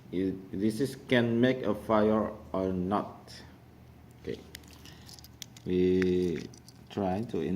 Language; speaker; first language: English; non-native, learner; Indonesian